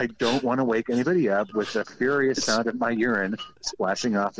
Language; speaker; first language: English; native; English